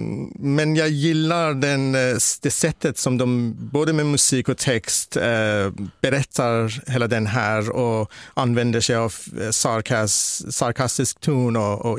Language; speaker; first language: Swedish; non-native, fluent; Persian